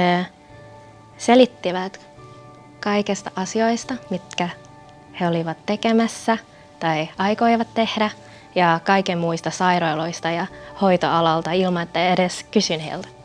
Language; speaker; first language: Finnish; non-native, fluent; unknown